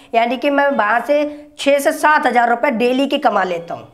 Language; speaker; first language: Hindi; native; Hindi